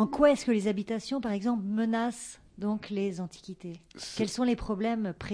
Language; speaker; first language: French; native; French